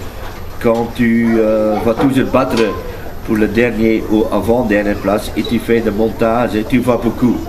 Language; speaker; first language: French; non-native, learner; Dutch